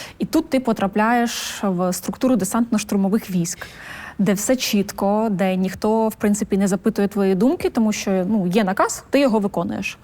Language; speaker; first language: Ukrainian; native; Ukrainian